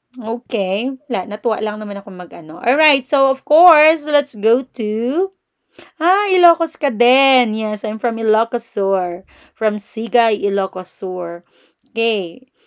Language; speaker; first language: Filipino; non-native, local second language; Iloko